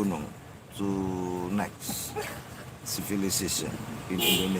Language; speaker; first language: English; non-native, learner; Indonesian